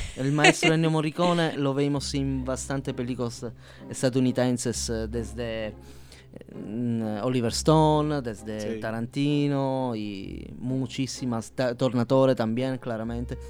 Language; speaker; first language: Spanish; non-native, learner; Sicilian